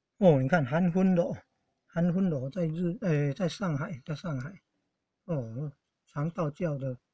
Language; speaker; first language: Chinese; non-native, local second language; Min Nan Chinese